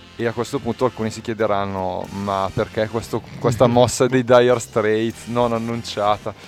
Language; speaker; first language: Italian; native; Italian